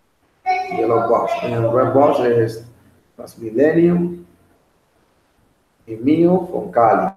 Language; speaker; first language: English; non-native, learner; Spanish